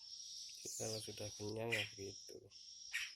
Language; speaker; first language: Indonesian; native; Indonesian